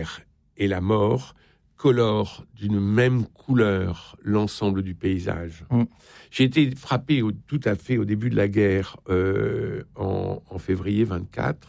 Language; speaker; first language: French; native; French